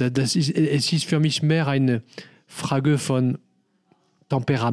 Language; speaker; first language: German; non-native, learner; French